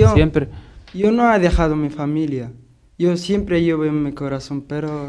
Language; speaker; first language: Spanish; non-native, learner; Arabic